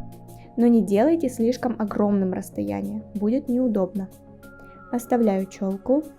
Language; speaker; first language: Russian; native; Russian